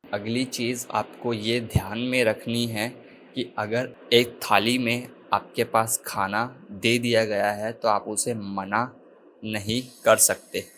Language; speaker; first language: Hindi; native; Hindi